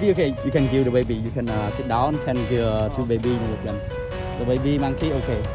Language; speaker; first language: English; non-native, learner; Khmer